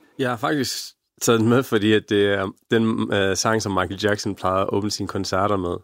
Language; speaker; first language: Danish; early bilingual, other home language; Arabic